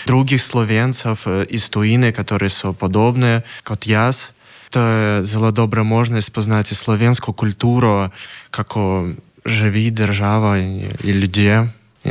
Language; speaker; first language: Slovenian; non-native, learner; Russian